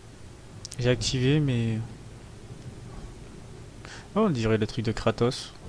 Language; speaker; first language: French; native; French